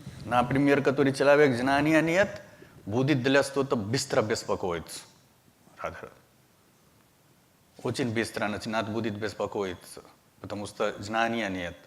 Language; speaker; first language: Russian; non-native, learner; Hindi